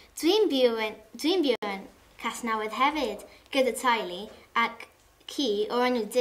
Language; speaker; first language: Welsh; non-native, learner; English